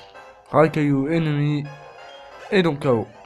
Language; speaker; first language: French; native; French